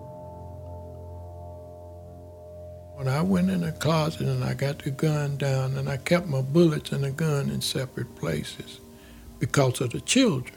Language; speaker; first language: English; native; English